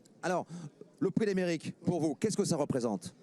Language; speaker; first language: French; native; French